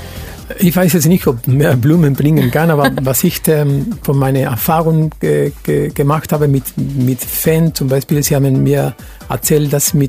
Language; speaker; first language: German; non-native, fluent; Spanish